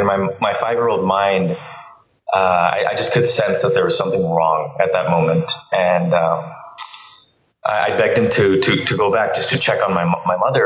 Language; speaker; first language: English; early bilingual, other home language; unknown